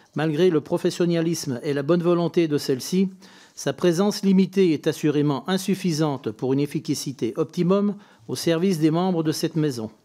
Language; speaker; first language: French; native; French